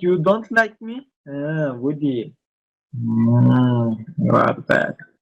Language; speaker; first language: English; non-native, learner; Turkish